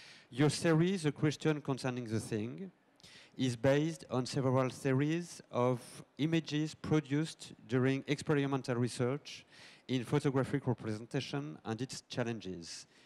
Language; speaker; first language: English; non-native, fluent; French